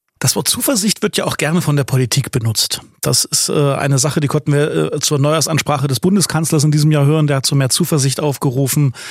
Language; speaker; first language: German; native; German